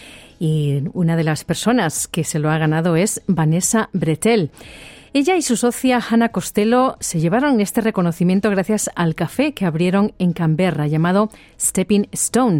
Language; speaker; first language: Spanish; native; Spanish